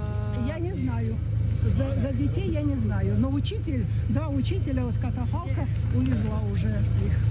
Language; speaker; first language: Russian; native; Russian